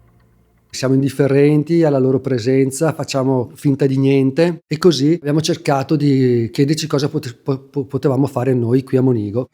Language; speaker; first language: Italian; native; Italian